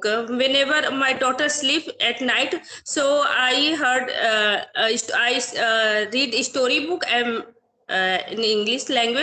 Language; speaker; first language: English; non-native, learner; Hindi